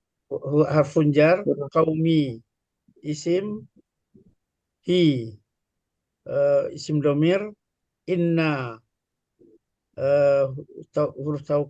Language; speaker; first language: Arabic; non-native, learner; Indonesian